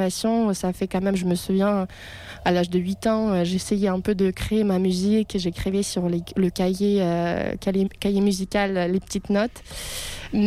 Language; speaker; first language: French; non-native, fluent; Russian